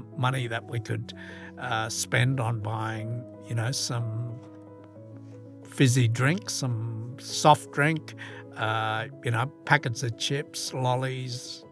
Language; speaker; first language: English; native; English